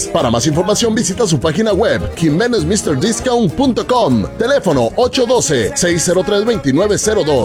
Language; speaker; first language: Spanish; native; Spanish